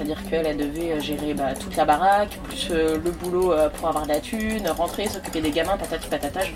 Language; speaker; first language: French; native; French